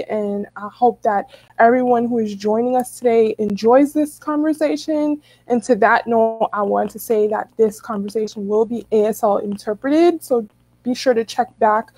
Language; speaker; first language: English; native; English